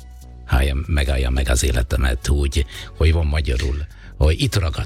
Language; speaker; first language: Hungarian; non-native, learner; Italian